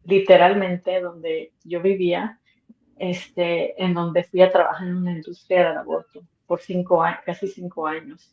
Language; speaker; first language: Spanish; early bilingual, heritage; Spanish